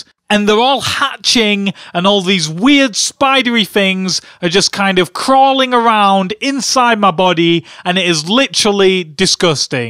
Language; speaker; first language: English; native; English